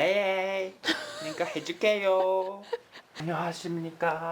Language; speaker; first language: Korean; non-native, learner; Japanese